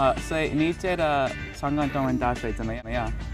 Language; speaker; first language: Chinese; non-native, learner; English